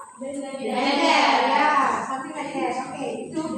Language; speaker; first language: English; non-native, learner; Indonesian